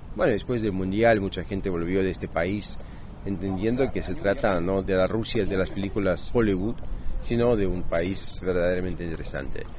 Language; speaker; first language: Spanish; native; Spanish